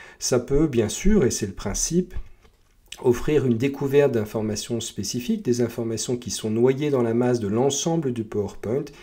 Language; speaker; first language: French; native; French